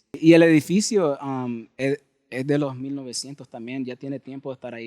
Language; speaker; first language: Spanish; early bilingual, heritage; Spanish